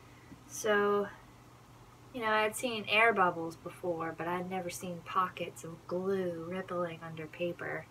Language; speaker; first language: English; native; English